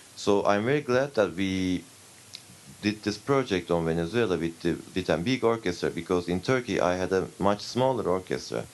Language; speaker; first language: English; non-native, fluent; Turkish